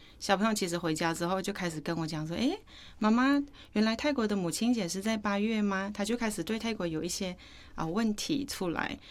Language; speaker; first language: Chinese; non-native, fluent; Thai